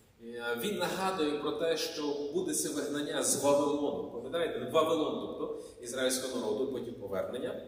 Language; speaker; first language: Ukrainian; native; Ukrainian